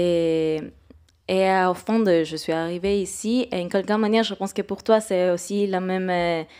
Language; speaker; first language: French; non-native, fluent; Spanish